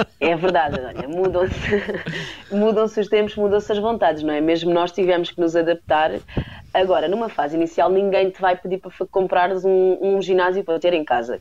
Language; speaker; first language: Portuguese; native; Portuguese